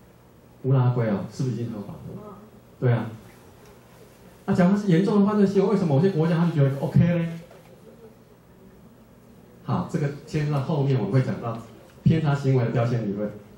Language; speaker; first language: Chinese; native; Chinese